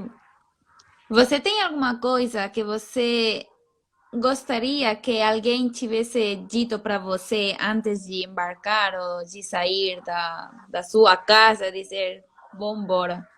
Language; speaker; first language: Portuguese; non-native, fluent; Spanish